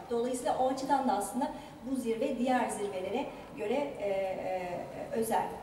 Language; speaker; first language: Turkish; native; Turkish